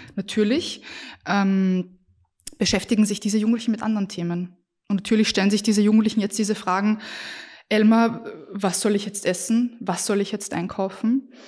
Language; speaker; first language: German; early bilingual, other home language; Bosnian